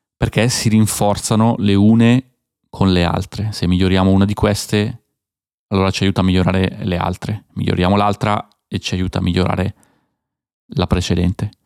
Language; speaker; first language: Italian; native; Italian